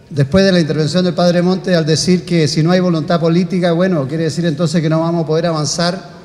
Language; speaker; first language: Spanish; native; Spanish